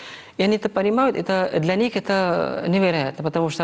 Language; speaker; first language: Russian; non-native, fluent; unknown